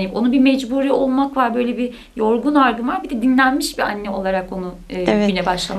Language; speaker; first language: Turkish; native; Turkish